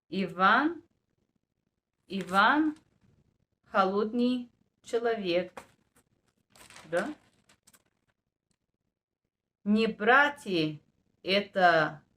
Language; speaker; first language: Russian; non-native, fluent; Bulgarian